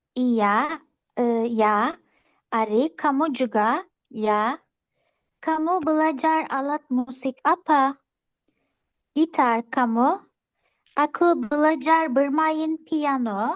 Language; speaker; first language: Indonesian; non-native, learner; Turkish